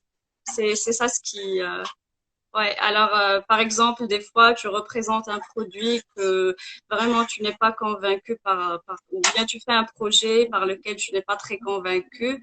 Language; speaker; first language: French; non-native, local second language; Arabic